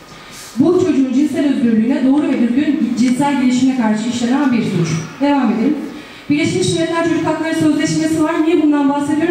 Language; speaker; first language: Turkish; native; Turkish